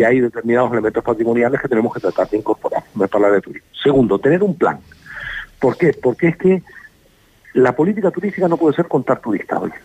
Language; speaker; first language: Spanish; native; Spanish